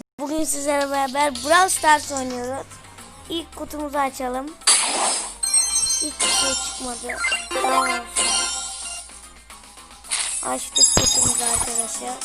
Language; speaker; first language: Turkish; native; Turkish